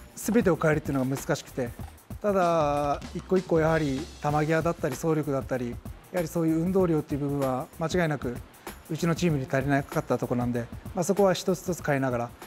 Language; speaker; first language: Japanese; native; Japanese